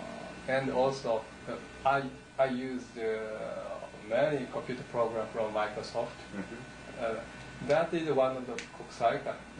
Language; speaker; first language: English; non-native, learner; Japanese